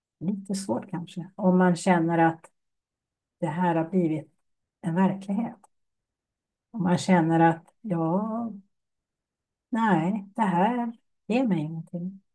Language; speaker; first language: Swedish; native; Swedish